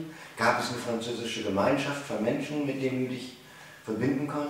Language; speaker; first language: German; native; German